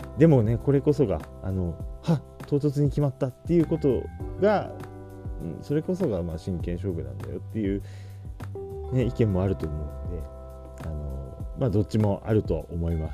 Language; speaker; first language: Japanese; native; Japanese